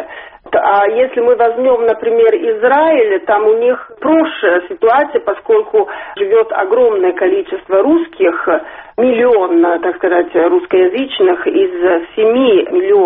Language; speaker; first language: Russian; non-native, fluent; Italian